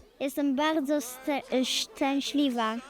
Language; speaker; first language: Polish; early bilingual, heritage; Polish